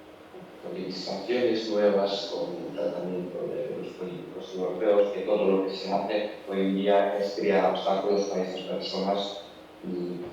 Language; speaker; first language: Spanish; non-native, learner; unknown